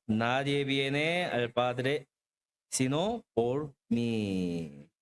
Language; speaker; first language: Spanish; non-native, learner; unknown